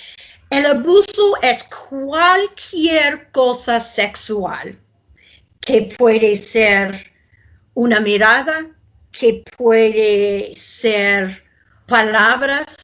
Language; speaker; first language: Spanish; non-native, fluent; English